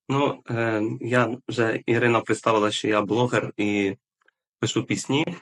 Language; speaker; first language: Ukrainian; native; Ukrainian